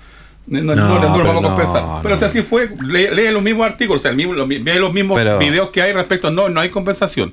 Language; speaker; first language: Spanish; native; Spanish